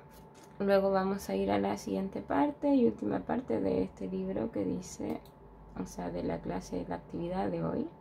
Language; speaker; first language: Spanish; native; Spanish